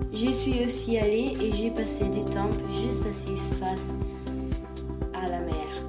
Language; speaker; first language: French; non-native, learner; Italian